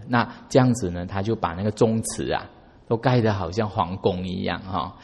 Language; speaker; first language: Chinese; native; Chinese